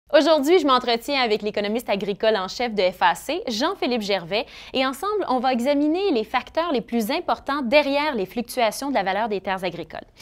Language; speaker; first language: French; native; French